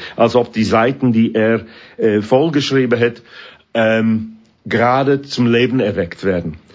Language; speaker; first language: German; non-native, fluent; English